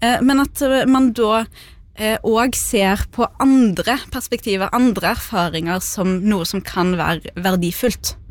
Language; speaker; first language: Norwegian; early bilingual, other home language; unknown